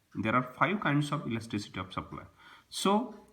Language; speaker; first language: English; non-native, local second language; Marathi